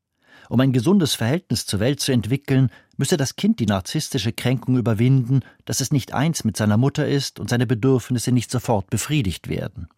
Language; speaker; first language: German; native; German